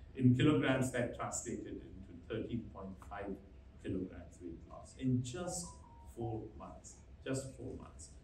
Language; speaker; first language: English; non-native, local second language; Hindi